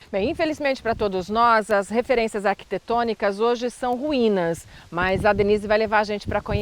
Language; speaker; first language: Portuguese; native; Portuguese